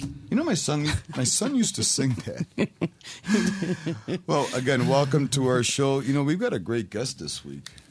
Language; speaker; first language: English; native; English